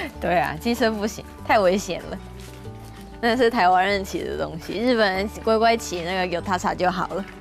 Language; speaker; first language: Chinese; non-native, fluent; Japanese